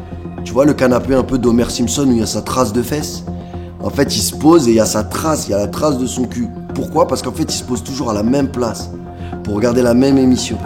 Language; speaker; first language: French; native; French